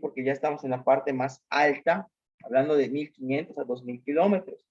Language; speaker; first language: Spanish; native; Spanish